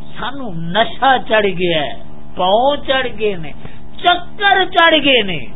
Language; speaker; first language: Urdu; non-native, local second language; Dogri